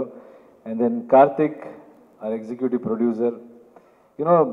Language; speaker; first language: Tamil; non-native, learner; Kannada